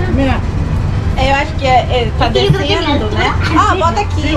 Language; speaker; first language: Portuguese; early bilingual, heritage; Portuguese